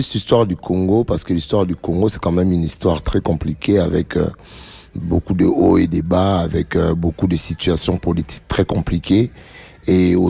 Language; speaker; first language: French; non-native, local second language; Lingala